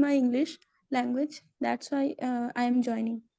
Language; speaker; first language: English; non-native, learner; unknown